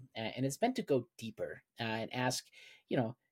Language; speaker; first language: English; non-native, fluent; German